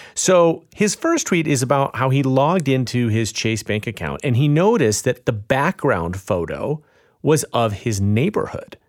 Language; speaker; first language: English; native; English